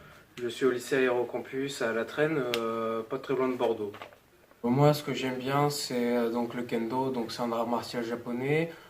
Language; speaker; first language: French; native; French